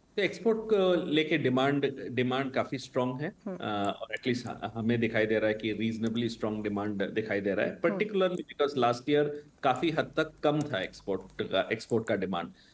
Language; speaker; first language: Hindi; non-native, local second language; Tamil